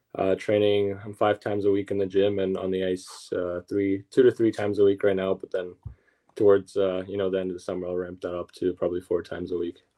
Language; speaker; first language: English; early bilingual, other home language; Russian